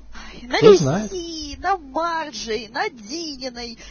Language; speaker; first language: Russian; native; Russian